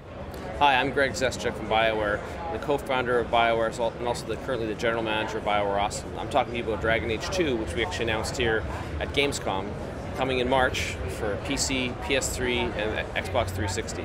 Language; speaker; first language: English; native; English